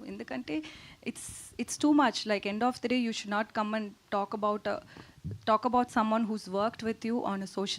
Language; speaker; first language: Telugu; non-native, learner; Tamil